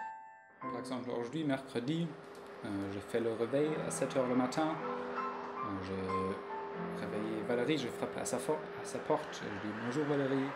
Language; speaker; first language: French; non-native, fluent; German